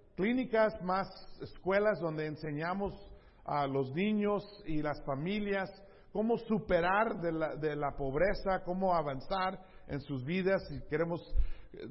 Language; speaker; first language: Spanish; early bilingual, heritage; Spanish